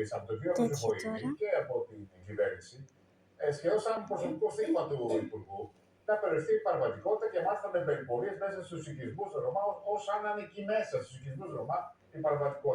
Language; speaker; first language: Greek; native; Greek